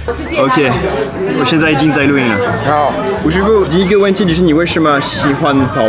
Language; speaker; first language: Chinese; non-native, fluent; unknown